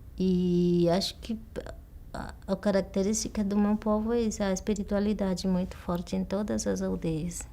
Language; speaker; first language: Portuguese; non-native, local second language; Guarani